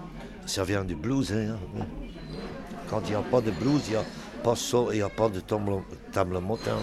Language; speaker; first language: French; non-native, local second language; Dutch